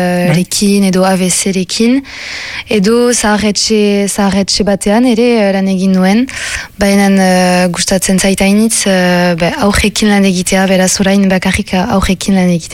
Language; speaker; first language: Basque; non-native, local second language; French